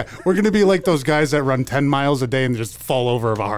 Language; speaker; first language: English; native; English